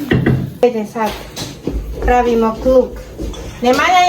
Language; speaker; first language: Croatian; non-native, learner; Chinese